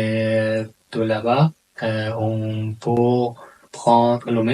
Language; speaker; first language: French; non-native, learner; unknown